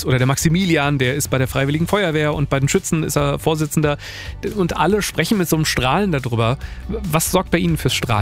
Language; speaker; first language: German; native; German